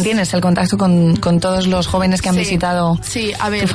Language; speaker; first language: Spanish; native; Spanish